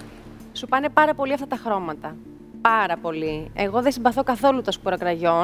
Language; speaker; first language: Greek; native; Greek